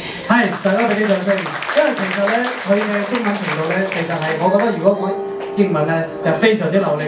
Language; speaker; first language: Cantonese; native; Cantonese